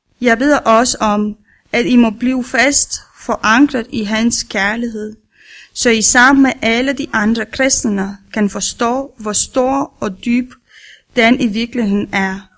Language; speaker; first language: Danish; non-native, learner; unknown